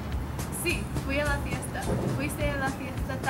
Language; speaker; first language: Spanish; non-native, learner; English